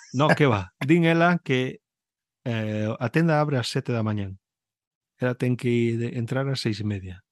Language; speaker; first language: Galician; early bilingual, heritage; Galician